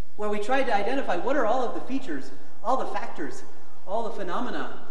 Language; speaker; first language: English; native; English